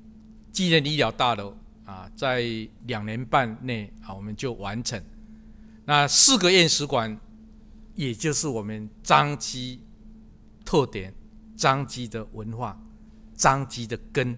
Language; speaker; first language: Chinese; non-native, local second language; Min Nan Chinese